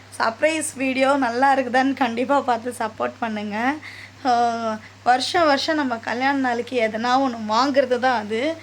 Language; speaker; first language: Tamil; native; Tamil